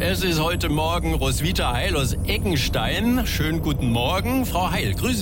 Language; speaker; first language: German; native; German